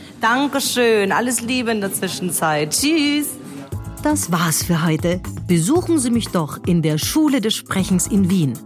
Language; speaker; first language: German; native; German